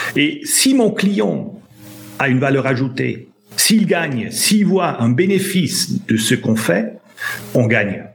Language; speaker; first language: French; native; French